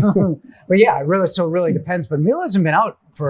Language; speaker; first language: English; native; English